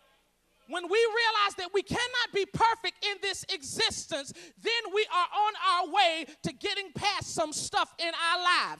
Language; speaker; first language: English; native; English